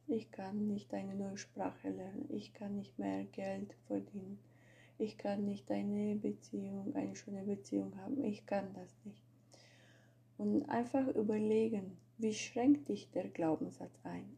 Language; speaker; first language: German; non-native, fluent; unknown